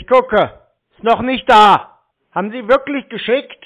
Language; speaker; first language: German; native; German